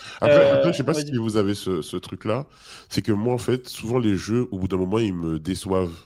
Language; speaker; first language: French; native; French